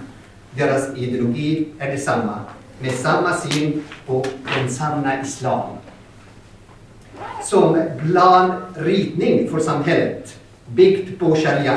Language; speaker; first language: Swedish; non-native, fluent; Arabic